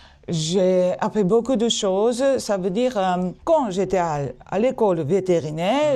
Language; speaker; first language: French; non-native, fluent; Japanese